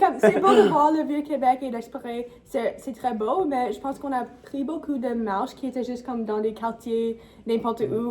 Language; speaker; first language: French; non-native, local second language; English